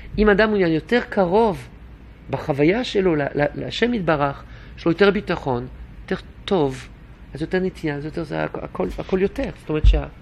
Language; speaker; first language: Hebrew; non-native, fluent; French